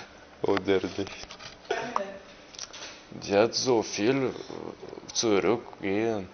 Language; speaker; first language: German; non-native, learner; Lithuanian